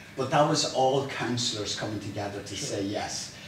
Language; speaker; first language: English; native; English